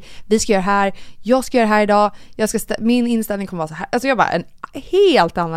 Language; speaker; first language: Swedish; native; Swedish